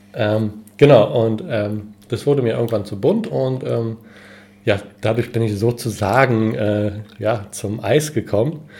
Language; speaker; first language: German; native; German